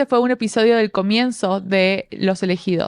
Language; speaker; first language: Spanish; native; Spanish